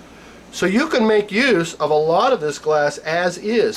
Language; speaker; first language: English; native; English